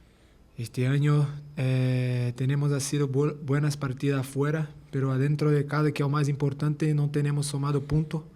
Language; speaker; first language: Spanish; non-native, learner; Portuguese